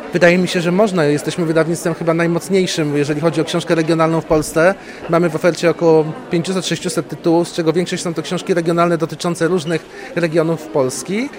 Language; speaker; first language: Polish; native; Polish